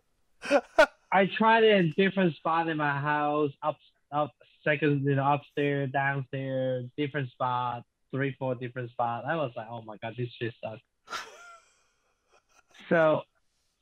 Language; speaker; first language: English; non-native, local second language; Cantonese